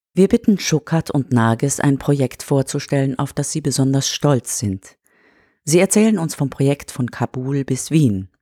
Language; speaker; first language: German; native; German